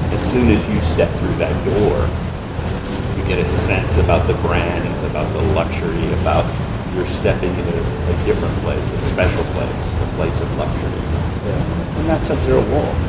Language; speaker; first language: English; native; English